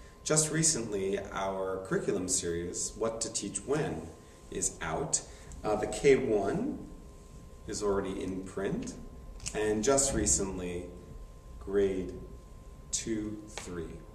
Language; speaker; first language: English; native; English